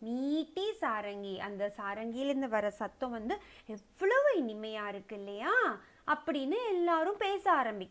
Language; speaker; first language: Tamil; native; Tamil